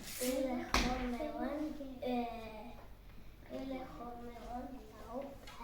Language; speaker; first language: Estonian; non-native, local second language; Russian